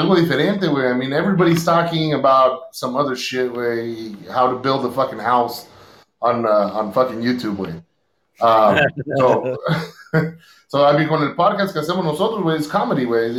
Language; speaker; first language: English; native; English